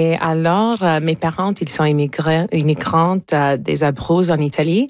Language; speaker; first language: French; early bilingual, heritage; English